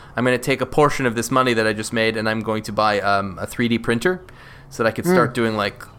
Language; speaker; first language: English; native; English